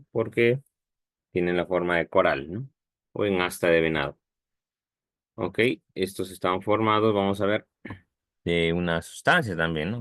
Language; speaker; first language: Spanish; native; Spanish